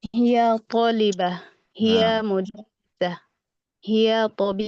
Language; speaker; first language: Arabic; non-native, learner; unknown